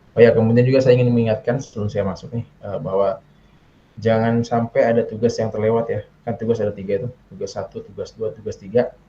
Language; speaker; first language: Indonesian; native; Indonesian